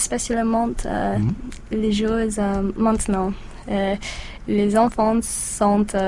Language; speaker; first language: French; non-native, learner; English